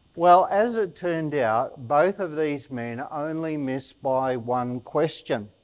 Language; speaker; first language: English; native; English